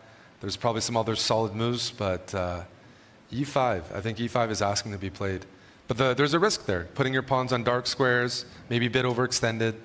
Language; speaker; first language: English; native; English